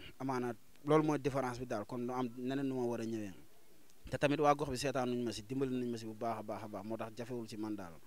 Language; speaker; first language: Wolof; native; Wolof